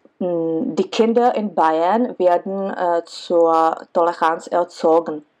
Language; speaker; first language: German; non-native, fluent; Czech